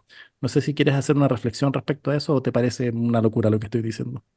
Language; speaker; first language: Spanish; native; Spanish